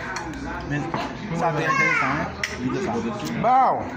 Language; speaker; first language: French; non-native, learner; Haitian Creole